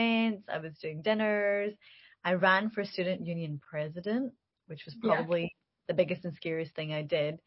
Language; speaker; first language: English; native; English